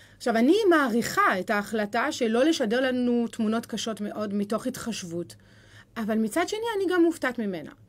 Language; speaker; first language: Hebrew; native; Hebrew